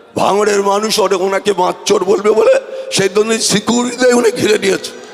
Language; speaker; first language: Bangla; native; Bangla